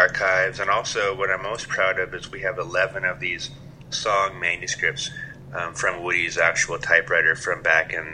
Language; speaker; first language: English; native; English